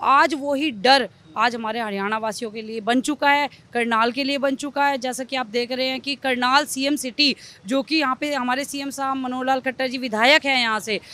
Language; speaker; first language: Hindi; native; Hindi